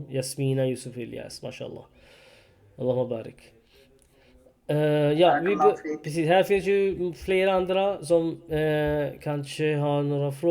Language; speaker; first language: Swedish; non-native, learner; Urdu